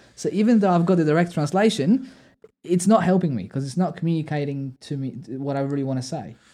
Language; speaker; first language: English; non-native, fluent; Polish